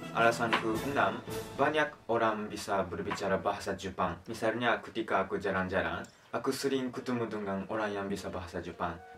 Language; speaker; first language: Indonesian; non-native, learner; Japanese